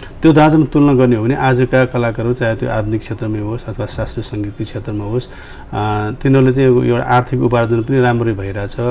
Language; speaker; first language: Nepali; non-native, local second language; Newari